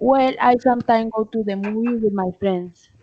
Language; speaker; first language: English; non-native, learner; Spanish